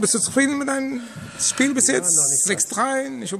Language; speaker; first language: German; non-native, fluent; Polish